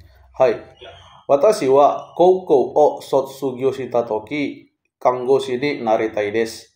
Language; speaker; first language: Japanese; non-native, learner; Indonesian